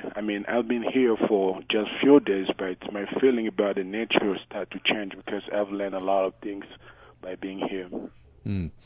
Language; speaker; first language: English; non-native, fluent; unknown